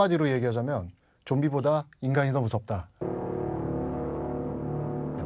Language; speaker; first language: Korean; native; Korean